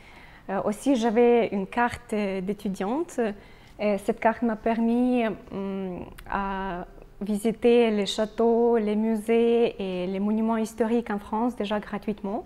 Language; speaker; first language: French; non-native, fluent; Ukrainian